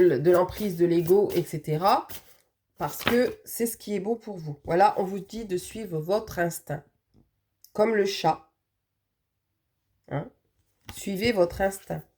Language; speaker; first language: French; native; French